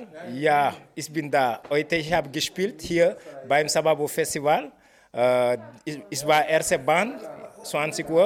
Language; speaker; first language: German; non-native, learner; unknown